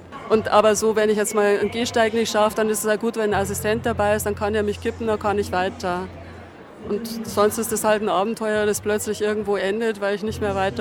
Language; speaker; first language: German; native; German